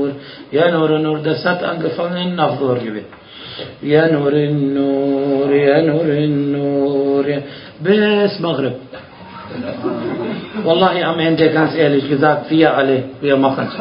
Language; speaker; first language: German; non-native, fluent; Arabic